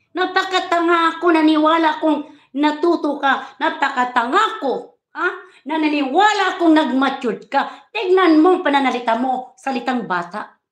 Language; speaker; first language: Filipino; native; Filipino